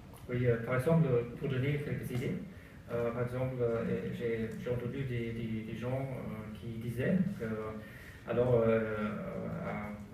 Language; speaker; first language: French; non-native, learner; German